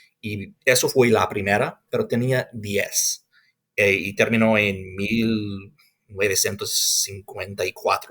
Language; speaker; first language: Spanish; non-native, fluent; English